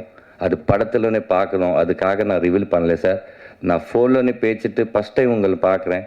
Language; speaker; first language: Tamil; non-native, learner; Telugu